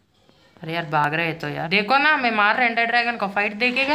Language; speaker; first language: Hindi; native; Hindi